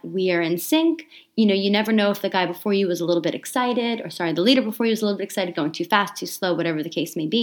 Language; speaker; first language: English; native; English